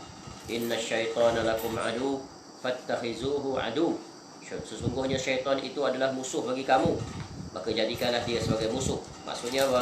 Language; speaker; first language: Malay; native; Malay